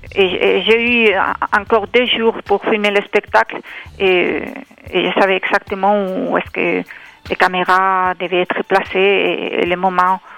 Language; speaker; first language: French; non-native, fluent; Spanish